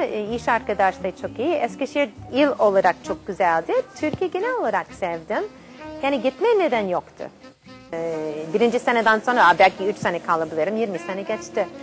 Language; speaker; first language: Turkish; non-native, fluent; English